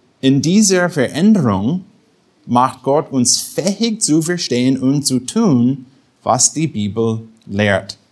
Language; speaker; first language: German; non-native, fluent; English